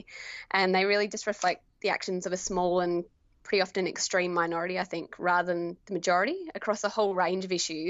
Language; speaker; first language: English; native; English